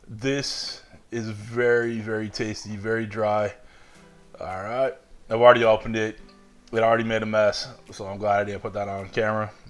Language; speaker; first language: English; native; English